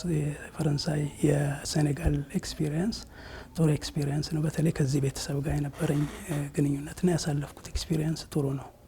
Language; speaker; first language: Amharic; native; Amharic